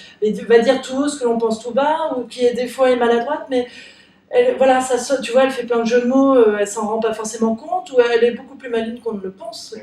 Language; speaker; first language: French; native; French